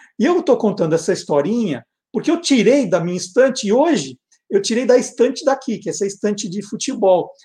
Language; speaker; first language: Portuguese; native; Portuguese